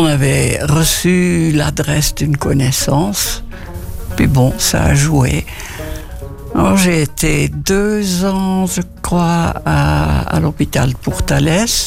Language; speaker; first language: French; non-native, fluent; Dutch